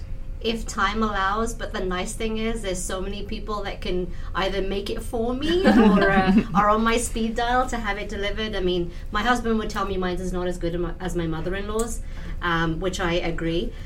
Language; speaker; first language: English; non-native, local second language; Punjabi